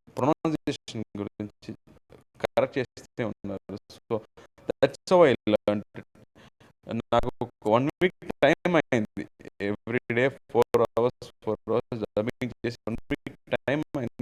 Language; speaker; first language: Telugu; non-native, learner; Tamil